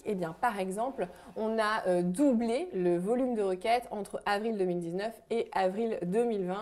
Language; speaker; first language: French; native; French